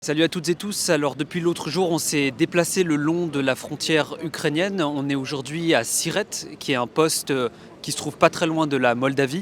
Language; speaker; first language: French; native; French